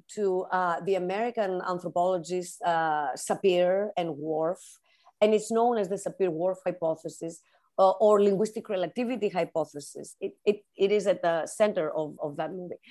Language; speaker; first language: English; non-native, fluent; Greek